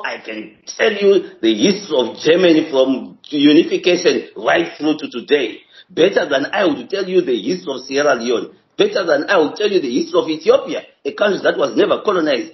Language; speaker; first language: English; non-native, local second language; Shona